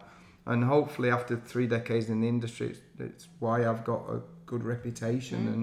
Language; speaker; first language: English; native; English